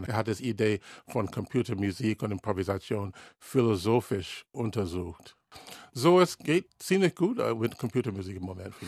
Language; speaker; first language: German; non-native, learner; English